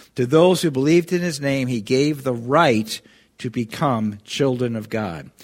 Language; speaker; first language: English; native; English